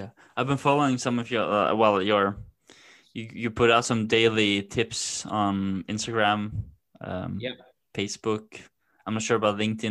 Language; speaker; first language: English; non-native, fluent; Norwegian